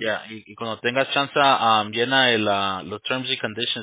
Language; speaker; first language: Spanish; early bilingual, heritage; Spanish